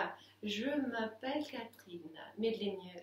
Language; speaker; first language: French; non-native, fluent; Russian